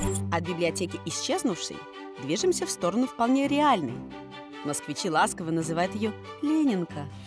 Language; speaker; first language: Russian; non-native, fluent; French